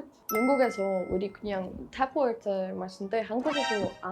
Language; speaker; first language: Korean; non-native, learner; English